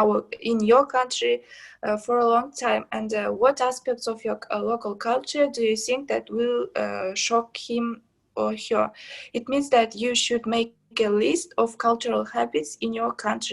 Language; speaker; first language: English; non-native, fluent; Kazakh